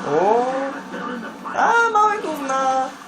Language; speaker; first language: Polish; native; Polish